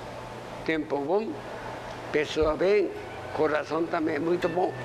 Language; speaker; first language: Portuguese; non-native, learner; Japanese